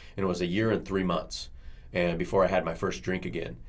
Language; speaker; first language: English; native; English